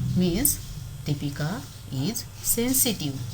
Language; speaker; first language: English; non-native, local second language; Marathi